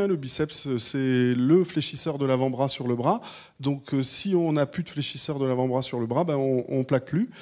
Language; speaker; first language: French; native; French